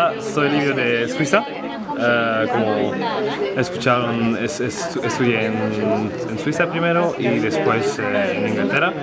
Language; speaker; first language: Spanish; non-native, fluent; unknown